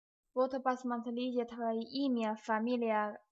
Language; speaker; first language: Russian; non-native, learner; Chinese